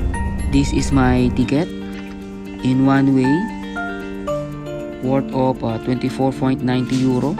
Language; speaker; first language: English; non-native, local second language; Filipino